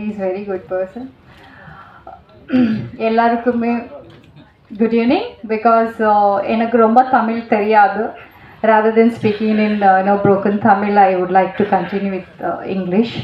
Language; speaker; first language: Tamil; non-native, learner; Kannada